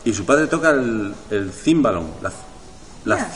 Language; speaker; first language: Spanish; native; Spanish